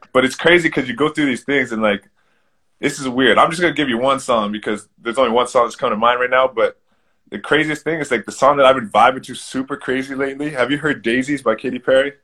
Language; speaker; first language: English; native; English